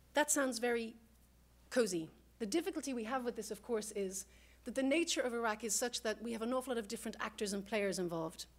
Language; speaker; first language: English; native; English